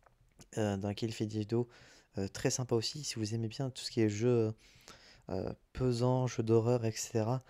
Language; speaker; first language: French; native; French